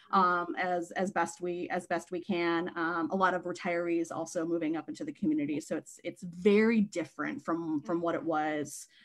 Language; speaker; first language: English; native; English